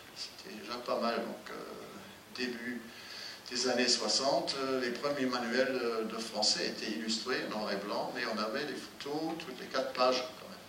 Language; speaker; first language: French; non-native, fluent; German